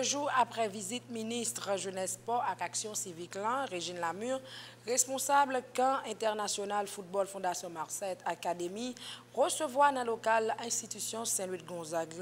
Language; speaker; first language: French; non-native, local second language; Haitian Creole